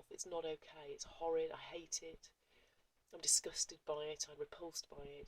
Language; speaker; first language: English; native; English